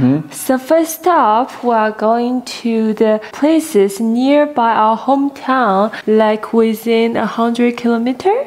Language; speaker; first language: English; non-native, fluent; Chinese